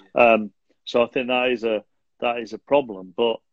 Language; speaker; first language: English; native; English